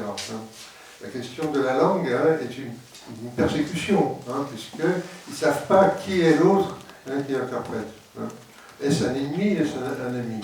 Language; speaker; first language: French; native; French